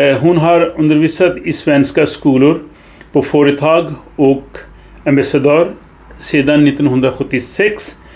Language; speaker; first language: Swedish; non-native, fluent; Urdu